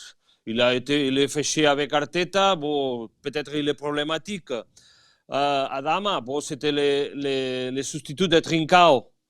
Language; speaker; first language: French; non-native, fluent; Catalan